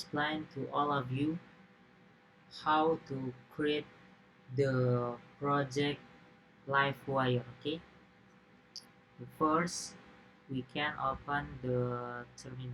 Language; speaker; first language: English; non-native, learner; Indonesian